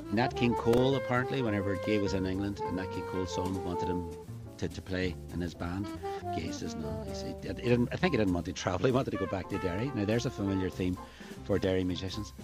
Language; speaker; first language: English; native; English